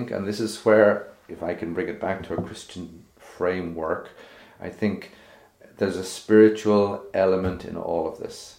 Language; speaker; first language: English; native; English